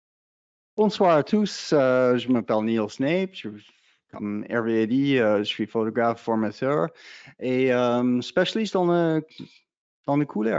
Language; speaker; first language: French; non-native, fluent; English